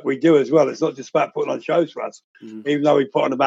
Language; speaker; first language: English; native; English